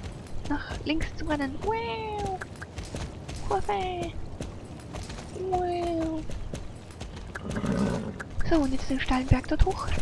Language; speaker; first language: German; native; German